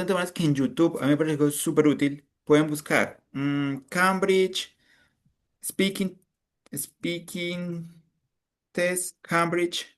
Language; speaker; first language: Spanish; native; Spanish